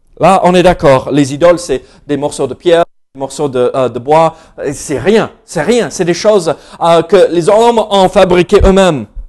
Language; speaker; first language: French; non-native, fluent; English